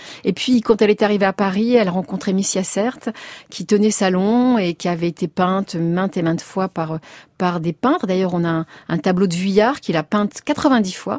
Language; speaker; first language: French; native; French